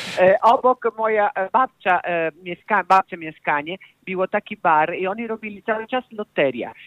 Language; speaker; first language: Polish; non-native, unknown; Italian